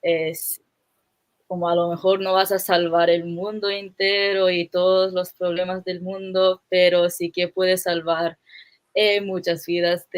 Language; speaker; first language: Spanish; non-native, fluent; English